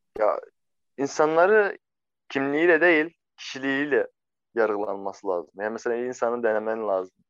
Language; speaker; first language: Turkish; non-native, fluent; Arabic